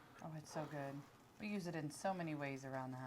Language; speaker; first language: English; native; English